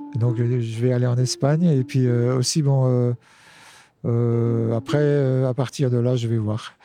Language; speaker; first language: French; native; French